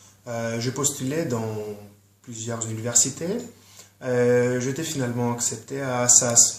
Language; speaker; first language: French; non-native, fluent; Greek